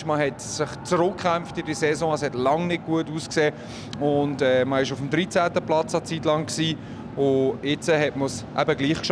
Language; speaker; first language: German; native; German